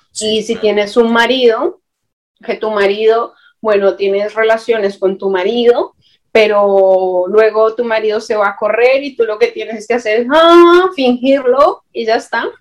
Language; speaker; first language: Spanish; native; Spanish